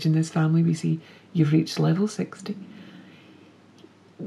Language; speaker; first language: English; native; English